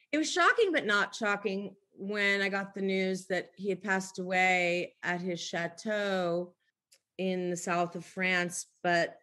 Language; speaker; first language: English; native; English